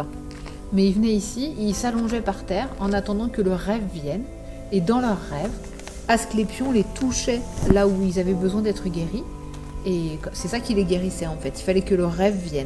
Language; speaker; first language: French; native; French